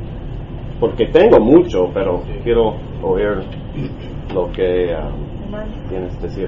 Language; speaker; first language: Spanish; non-native, learner; English